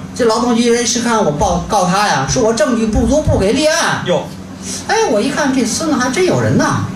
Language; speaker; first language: Chinese; native; Chinese